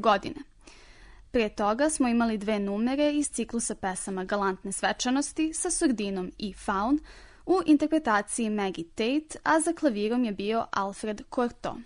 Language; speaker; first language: Serbian; native; Serbian